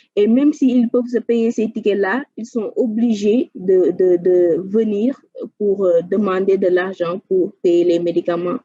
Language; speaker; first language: French; non-native, local second language; Wolof